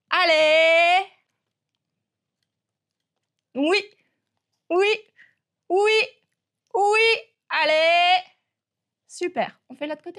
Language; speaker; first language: French; native; French